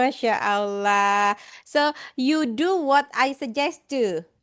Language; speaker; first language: English; non-native, fluent; Indonesian